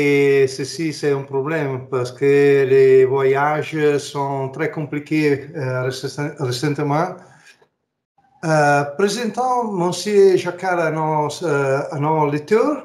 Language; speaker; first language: French; non-native, learner; Italian